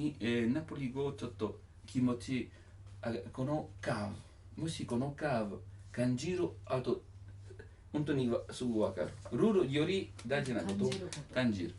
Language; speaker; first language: Japanese; non-native, learner; Italian